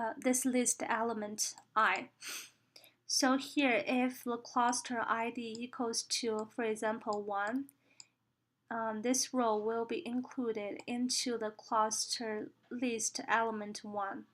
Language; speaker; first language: English; non-native, fluent; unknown